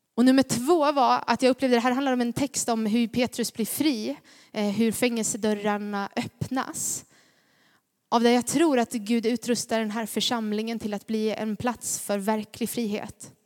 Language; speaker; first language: Swedish; native; Swedish